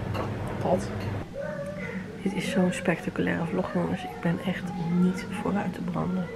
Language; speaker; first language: Dutch; native; Dutch